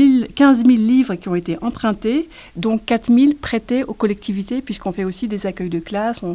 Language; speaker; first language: French; native; French